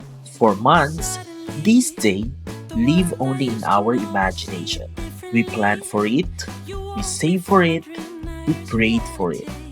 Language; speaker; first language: English; non-native, local second language; Filipino